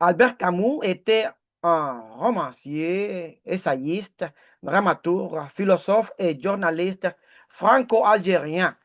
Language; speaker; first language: French; non-native, learner; Spanish